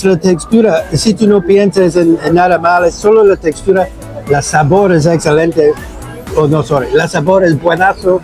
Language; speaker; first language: Spanish; non-native, learner; English